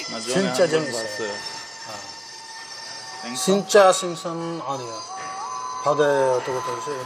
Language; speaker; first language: Korean; non-native, learner; Bangla